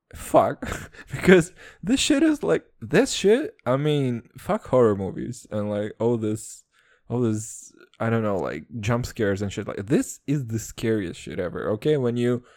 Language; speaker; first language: English; non-native, fluent; Serbian